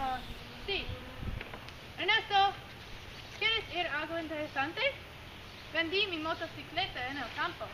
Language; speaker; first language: Spanish; non-native, learner; English